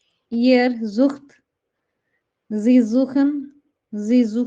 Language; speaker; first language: German; non-native, learner; Hindi